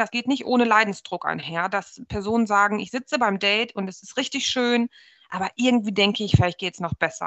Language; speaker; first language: German; native; German